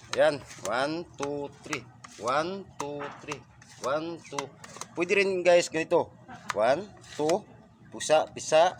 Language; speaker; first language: Filipino; non-native, local second language; Cebuano